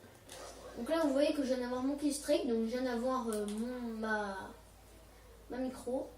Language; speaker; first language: French; native; French